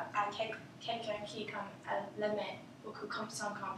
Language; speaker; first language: French; non-native, local second language; English